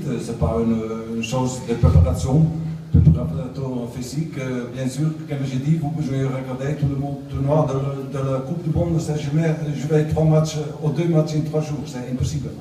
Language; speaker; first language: French; non-native, learner; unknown